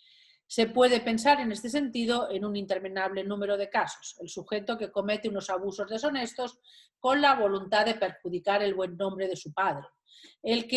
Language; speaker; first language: Spanish; native; Spanish